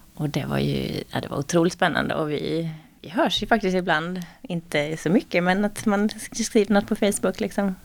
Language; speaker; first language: Swedish; native; Swedish